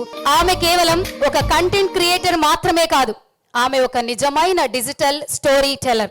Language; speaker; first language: Telugu; native; Telugu